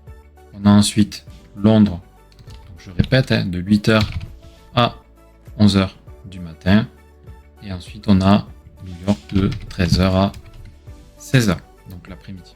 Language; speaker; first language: French; native; French